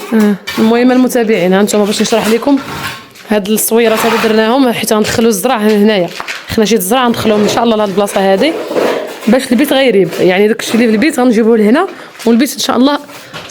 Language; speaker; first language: Arabic; native; Arabic